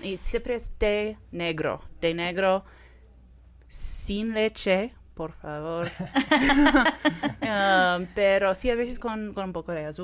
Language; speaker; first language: Spanish; non-native, fluent; Persian